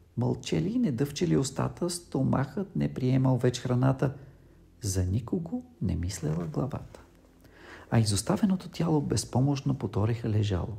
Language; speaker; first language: Bulgarian; native; Bulgarian